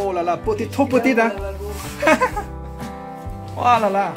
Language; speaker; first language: French; non-native, learner; Vietnamese